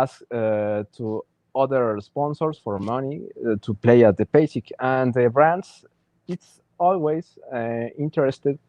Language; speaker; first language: English; non-native, learner; Spanish